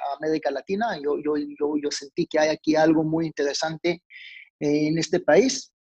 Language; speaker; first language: Spanish; non-native, fluent; Hebrew